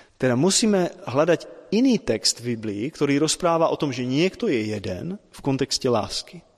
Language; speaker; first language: Slovak; native; Slovak